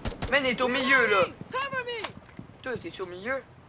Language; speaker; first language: French; native; French